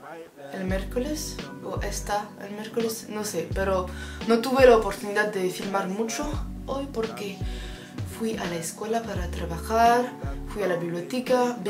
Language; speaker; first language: Spanish; non-native, learner; French